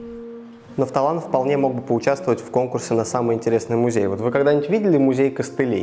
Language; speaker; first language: Russian; native; Russian